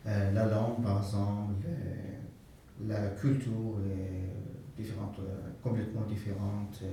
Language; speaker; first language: French; non-native, fluent; Arabic